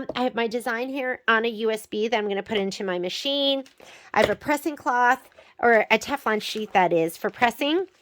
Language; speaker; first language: English; native; English